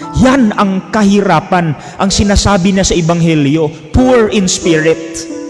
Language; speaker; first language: Filipino; non-native, local second language; Cebuano